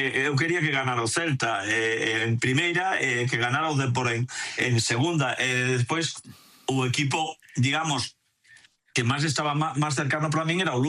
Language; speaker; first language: Galician; non-native, local second language; Spanish